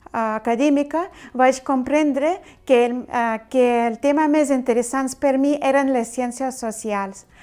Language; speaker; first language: Catalan; non-native, learner; Russian